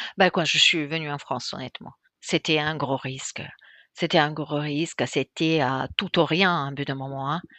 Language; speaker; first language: French; non-native, fluent; Italian